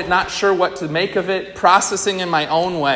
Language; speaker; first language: English; native; English